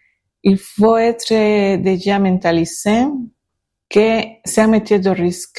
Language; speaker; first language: French; non-native, learner; Spanish